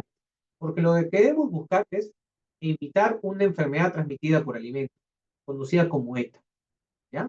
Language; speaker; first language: Spanish; native; Spanish